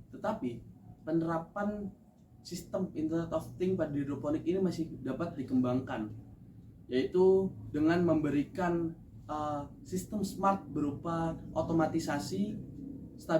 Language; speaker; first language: Indonesian; non-native, local second language; Javanese